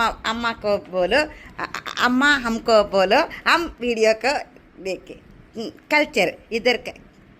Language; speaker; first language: Hindi; non-native, local second language; Telugu